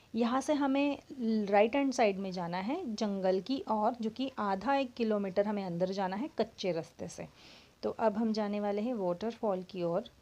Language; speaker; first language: Hindi; non-native, local second language; Marathi